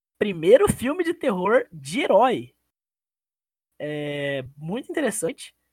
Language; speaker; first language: Portuguese; native; Portuguese